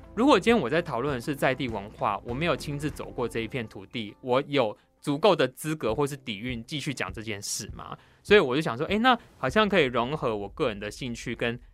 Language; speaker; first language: Chinese; native; Chinese